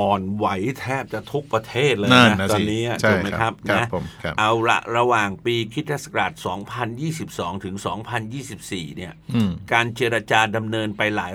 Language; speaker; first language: Thai; native; Thai